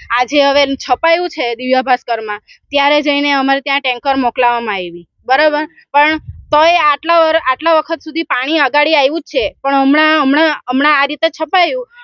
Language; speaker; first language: Gujarati; native; Gujarati